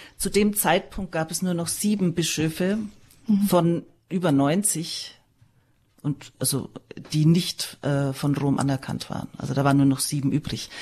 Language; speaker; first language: German; native; German